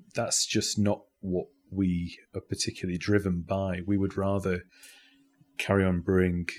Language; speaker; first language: English; native; English